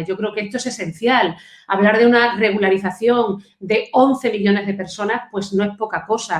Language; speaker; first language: Spanish; native; Spanish